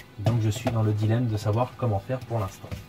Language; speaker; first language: French; native; French